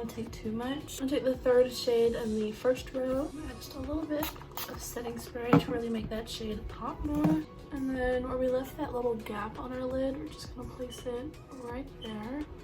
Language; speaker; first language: English; native; English